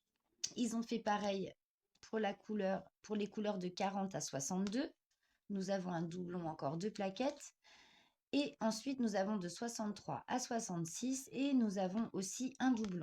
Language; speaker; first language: French; native; French